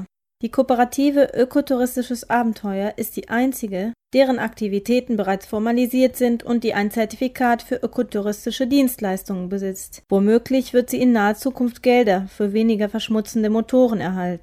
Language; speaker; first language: German; native; German